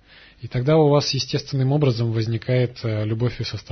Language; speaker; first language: Russian; native; Russian